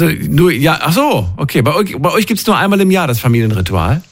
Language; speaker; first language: German; native; German